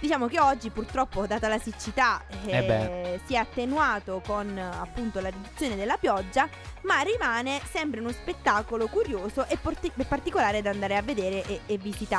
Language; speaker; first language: Italian; native; Italian